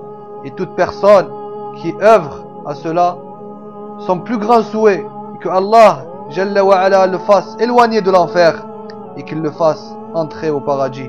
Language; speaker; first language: French; non-native, local second language; Arabic